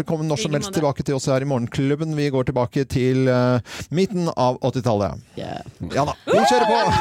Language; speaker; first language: Norwegian; native; Norwegian